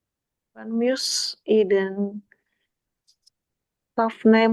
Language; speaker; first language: German; non-native, learner; Indonesian